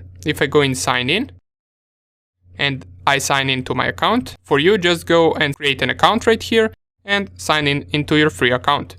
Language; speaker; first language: English; non-native, fluent; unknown